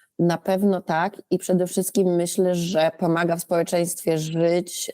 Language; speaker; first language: Polish; early bilingual, heritage; Polish